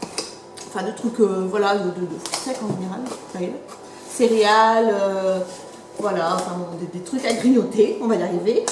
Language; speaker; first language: French; native; French